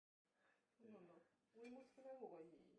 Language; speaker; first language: Japanese; native; Japanese